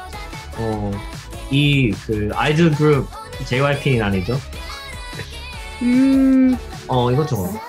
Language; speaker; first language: Korean; non-native, learner; English